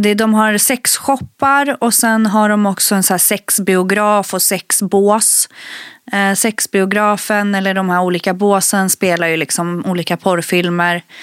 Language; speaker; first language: Swedish; early bilingual, other home language; Spanish